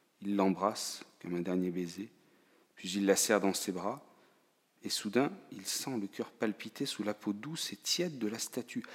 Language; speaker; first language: French; native; French